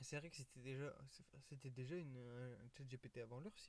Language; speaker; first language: French; native; French